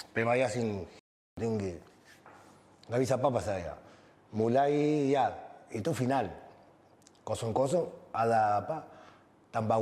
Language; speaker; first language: Indonesian; non-native, fluent; Spanish